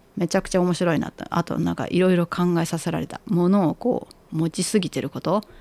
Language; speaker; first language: Japanese; native; Japanese